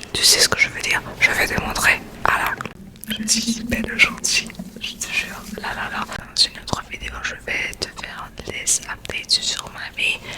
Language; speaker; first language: French; non-native, learner; Spanish